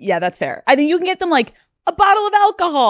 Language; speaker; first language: English; native; English